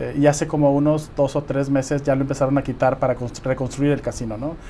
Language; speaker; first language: Spanish; native; Spanish